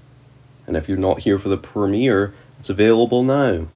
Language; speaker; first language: English; native; English